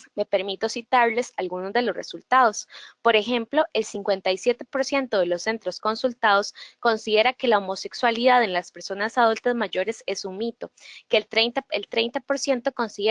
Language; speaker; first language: Spanish; native; Spanish